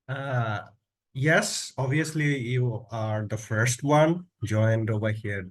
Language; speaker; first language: English; non-native, local second language; Bangla